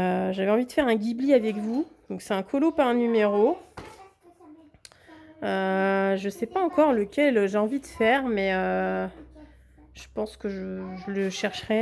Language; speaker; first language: French; native; French